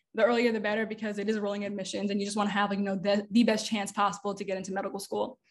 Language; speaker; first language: English; native; English